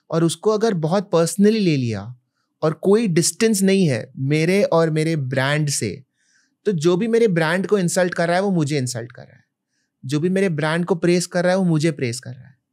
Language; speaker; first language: Hindi; non-native, local second language; Malayalam